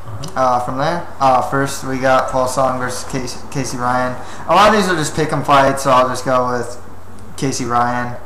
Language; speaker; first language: English; native; English